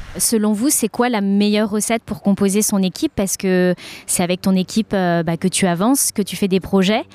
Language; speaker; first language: French; native; French